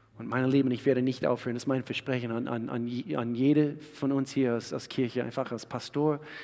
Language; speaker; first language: German; non-native, fluent; English